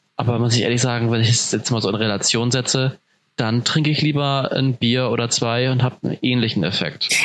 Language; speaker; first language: German; native; German